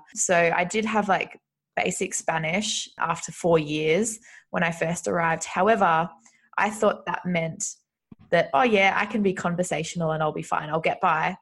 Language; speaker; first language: English; native; English